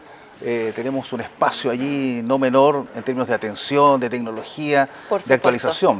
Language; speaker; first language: Spanish; native; Spanish